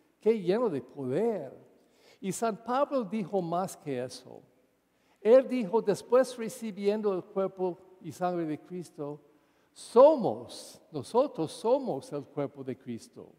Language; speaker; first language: Spanish; non-native, fluent; English